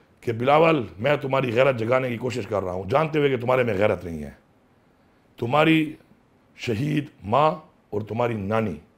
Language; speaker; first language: Urdu; non-native, local second language; Pashto